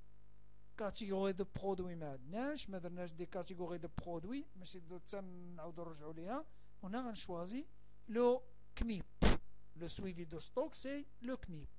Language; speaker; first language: French; non-native, local second language; Arabic